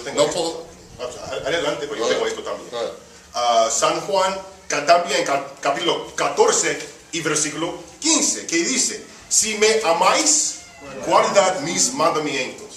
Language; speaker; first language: Spanish; early bilingual, heritage; Spanish